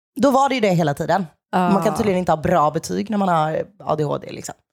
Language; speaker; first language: Swedish; native; Swedish